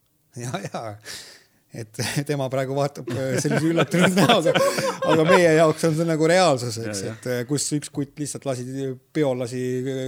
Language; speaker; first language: Estonian; native; Estonian